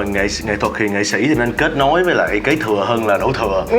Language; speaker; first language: Vietnamese; native; Vietnamese